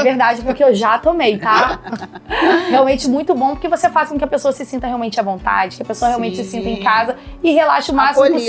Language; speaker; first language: Portuguese; native; Portuguese